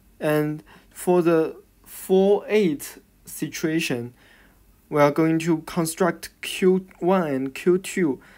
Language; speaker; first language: English; non-native, fluent; Chinese